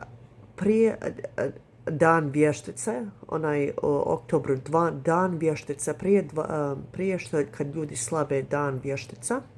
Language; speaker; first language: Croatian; early bilingual, heritage; Croatian